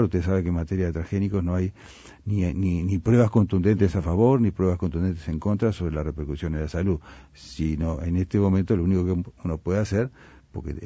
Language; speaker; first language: Spanish; native; Spanish